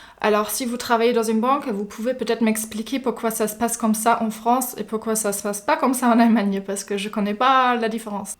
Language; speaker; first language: French; non-native, fluent; German